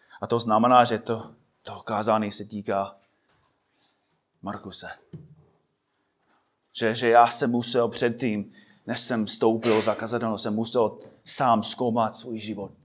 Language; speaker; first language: Czech; non-native, fluent; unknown